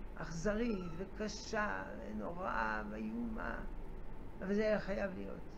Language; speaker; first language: Hebrew; non-native, fluent; French